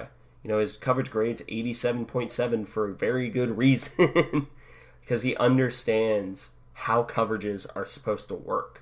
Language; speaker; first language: English; native; English